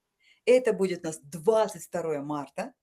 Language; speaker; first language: Russian; native; Russian